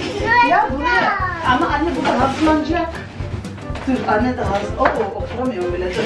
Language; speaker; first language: Turkish; early bilingual, other home language; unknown